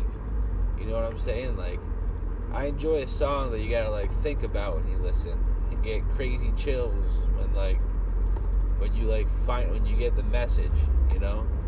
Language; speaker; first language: English; native; English